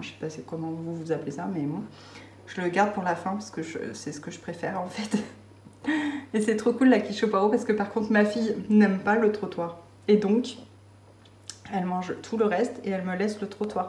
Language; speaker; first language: French; native; French